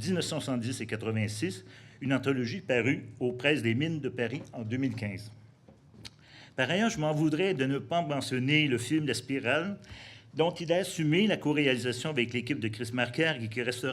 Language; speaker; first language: French; native; French